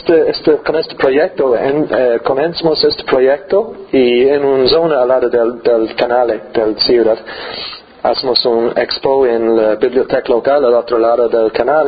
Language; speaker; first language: Spanish; non-native, learner; English